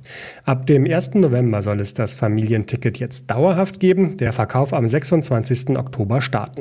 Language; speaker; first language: German; native; German